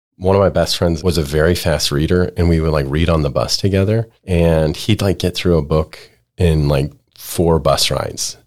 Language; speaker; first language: English; native; English